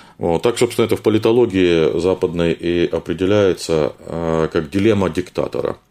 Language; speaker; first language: Russian; native; Russian